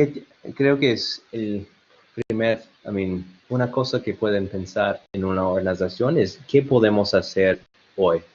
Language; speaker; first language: Spanish; non-native, learner; English